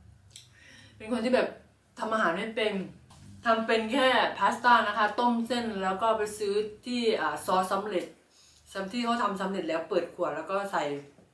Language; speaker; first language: Thai; non-native, local second language; Northeastern Thai